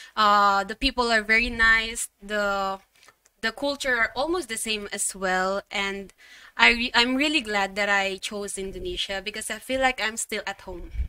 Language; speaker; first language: English; non-native, local second language; Filipino